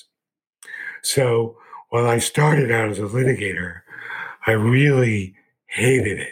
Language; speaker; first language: English; native; English